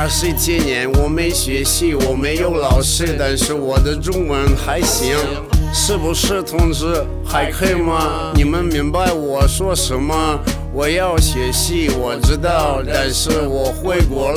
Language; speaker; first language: Chinese; non-native, learner; Russian